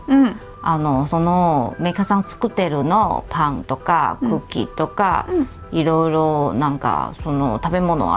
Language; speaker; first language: Japanese; non-native, fluent; Chinese